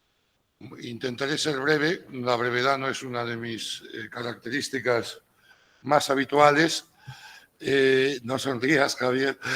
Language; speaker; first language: Spanish; native; Spanish